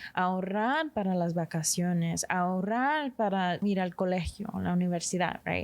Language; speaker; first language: Spanish; early bilingual, heritage; Spanish